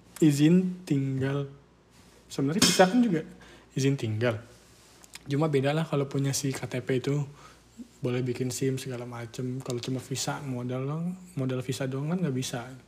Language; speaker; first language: Indonesian; native; Indonesian